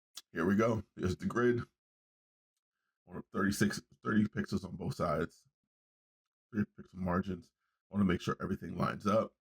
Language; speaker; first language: English; native; English